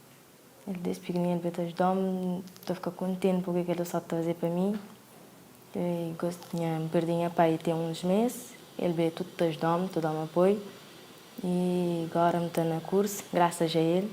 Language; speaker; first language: Portuguese; non-native, local second language; Kabuverdianu